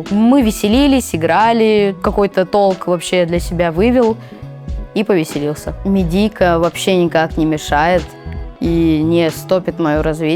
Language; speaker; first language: Russian; native; Russian